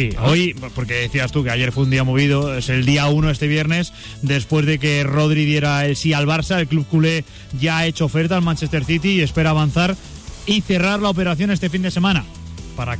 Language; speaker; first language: Spanish; native; Spanish